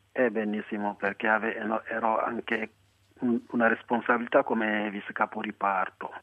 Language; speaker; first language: Italian; non-native, fluent; Wolof